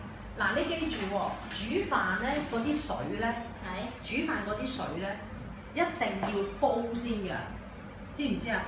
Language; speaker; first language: Cantonese; native; Cantonese